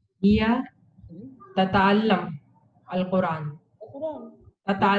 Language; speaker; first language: Arabic; non-native, learner; Hindi